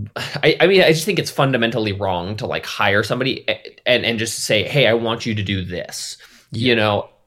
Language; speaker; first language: English; native; English